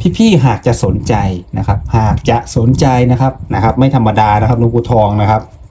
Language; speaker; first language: Thai; non-native, local second language; Lao